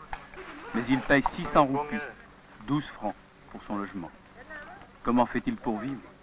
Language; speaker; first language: French; native; French